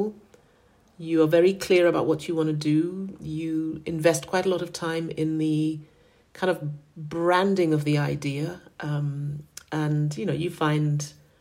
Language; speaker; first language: English; native; English